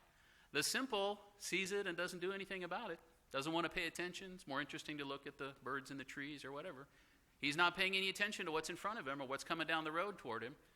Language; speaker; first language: English; native; English